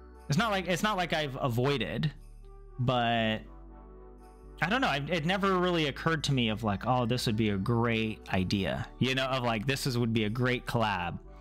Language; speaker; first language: English; native; English